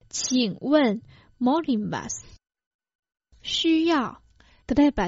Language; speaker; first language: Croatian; non-native, fluent; Chinese